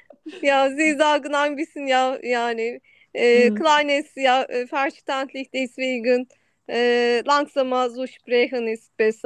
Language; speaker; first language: German; non-native, learner; Turkish